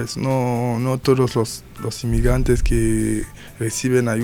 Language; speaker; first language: Spanish; non-native, learner; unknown